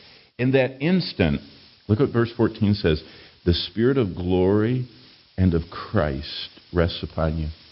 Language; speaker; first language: English; native; English